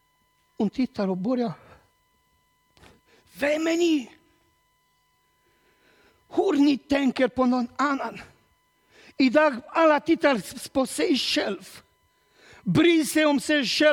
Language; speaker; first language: Swedish; non-native, learner; Romanian